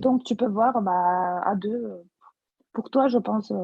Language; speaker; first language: French; non-native, fluent; Russian